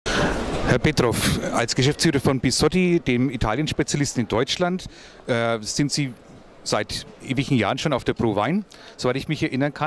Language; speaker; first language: German; native; German